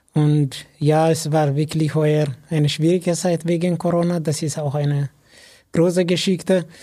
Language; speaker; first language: German; non-native, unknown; Amharic